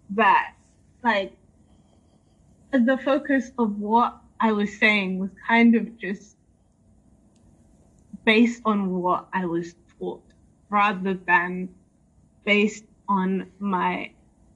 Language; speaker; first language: English; native; English